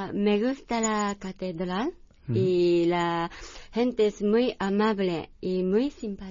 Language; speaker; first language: Spanish; non-native, learner; Japanese